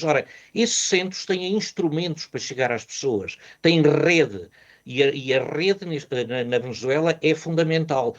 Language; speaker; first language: Portuguese; native; Portuguese